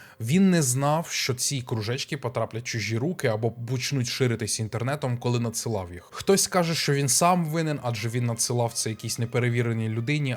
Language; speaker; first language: Ukrainian; native; Ukrainian